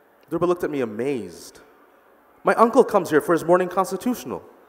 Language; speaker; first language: English; early bilingual, other home language; Bangla